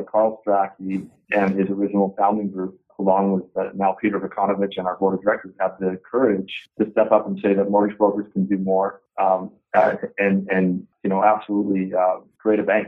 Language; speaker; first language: English; native; English